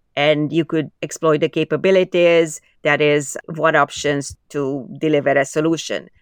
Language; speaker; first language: English; non-native, fluent; Hungarian